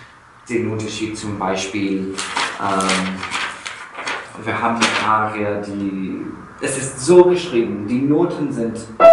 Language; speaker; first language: German; non-native, fluent; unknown